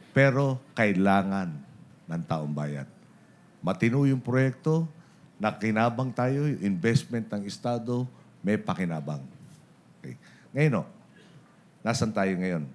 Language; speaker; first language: Filipino; native; Filipino